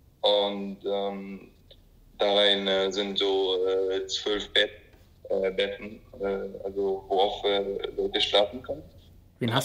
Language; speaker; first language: German; non-native, learner; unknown